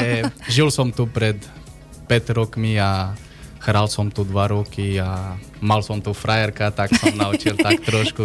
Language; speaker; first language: Slovak; non-native, learner; Portuguese